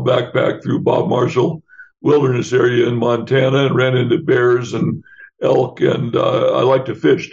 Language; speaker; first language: English; native; English